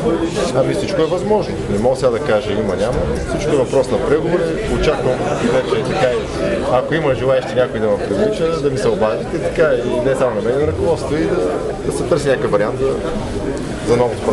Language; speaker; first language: Bulgarian; native; Bulgarian